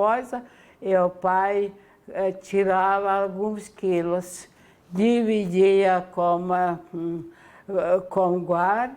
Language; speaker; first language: Portuguese; non-native, fluent; Ukrainian